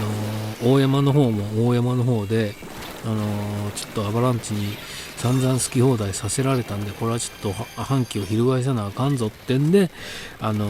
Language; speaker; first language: Japanese; native; Japanese